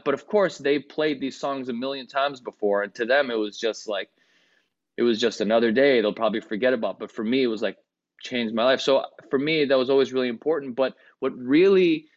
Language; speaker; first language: English; early bilingual, other home language; Greek